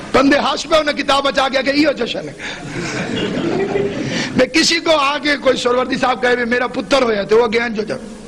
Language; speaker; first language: Urdu; non-native, local second language; Saraiki